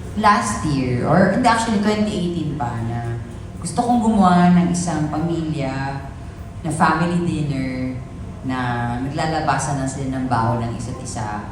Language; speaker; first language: Filipino; native; Filipino